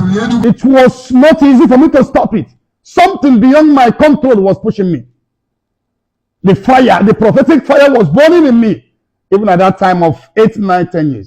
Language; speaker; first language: English; non-native, local second language; Igbo